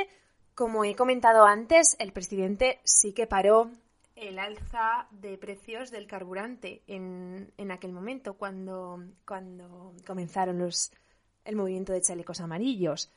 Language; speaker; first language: Spanish; native; Spanish